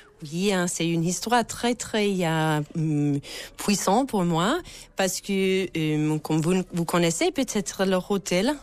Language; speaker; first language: French; non-native, learner; English